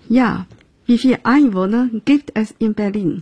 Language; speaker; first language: German; non-native, fluent; Chinese